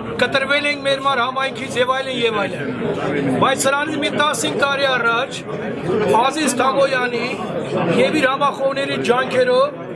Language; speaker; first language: Armenian; non-native, local second language; Kurdish